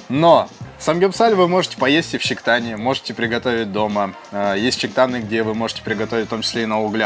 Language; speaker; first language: Russian; native; Russian